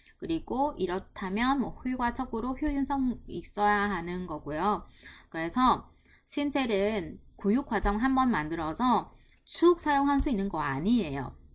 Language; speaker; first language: Korean; non-native, fluent; Vietnamese